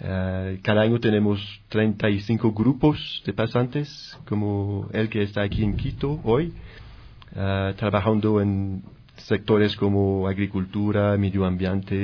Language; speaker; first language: Spanish; non-native, fluent; French